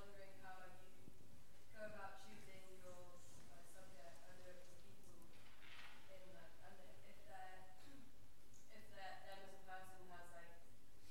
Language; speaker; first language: English; native; English